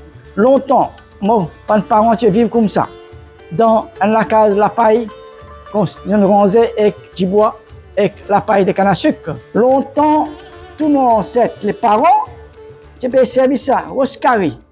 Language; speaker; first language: French; non-native, local second language; Morisyen